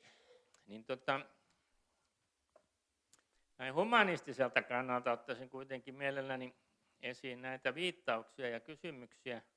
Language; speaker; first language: Finnish; native; Finnish